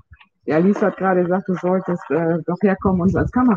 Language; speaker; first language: Spanish; non-native, learner; German